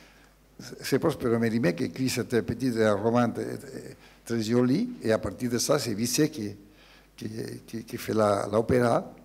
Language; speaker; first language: French; non-native, learner; Spanish